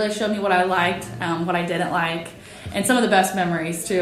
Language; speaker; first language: English; native; English